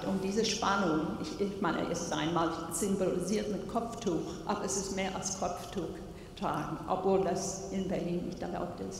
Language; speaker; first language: German; non-native, fluent; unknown